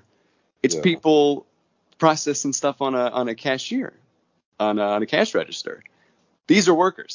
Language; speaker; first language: English; native; English